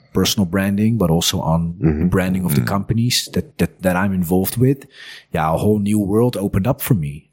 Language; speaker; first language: English; non-native, fluent; Dutch